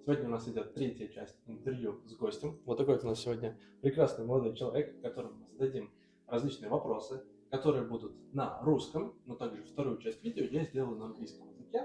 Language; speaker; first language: Russian; native; Russian